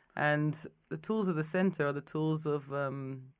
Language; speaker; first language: English; native; English